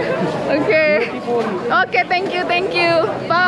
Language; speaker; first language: English; non-native, learner; Indonesian